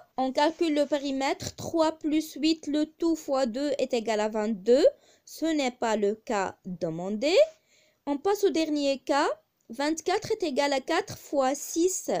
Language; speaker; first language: French; non-native, local second language; Arabic